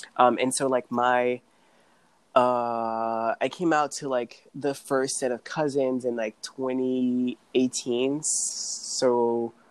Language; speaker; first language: English; non-native, fluent; Rundi